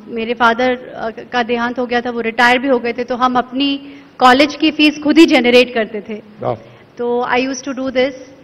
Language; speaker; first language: Hindi; native; Hindi